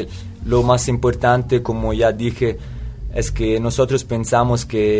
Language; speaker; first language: Spanish; non-native, fluent; Italian